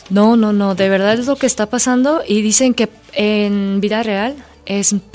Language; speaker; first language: Spanish; non-native, fluent; Korean